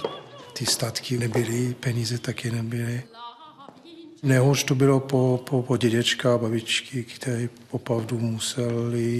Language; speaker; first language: Czech; early bilingual, heritage; Czech